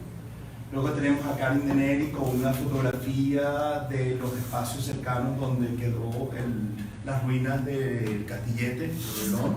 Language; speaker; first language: Spanish; native; Spanish